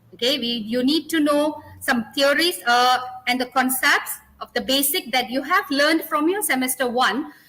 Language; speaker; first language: English; non-native, local second language; Malay